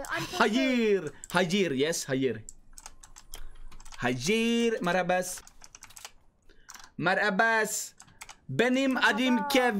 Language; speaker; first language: Turkish; non-native, learner; Swedish